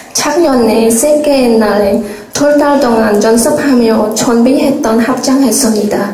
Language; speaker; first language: Korean; non-native, learner; Khmer